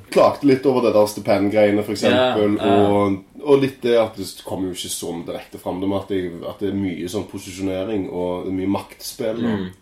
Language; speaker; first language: Norwegian; native; Norwegian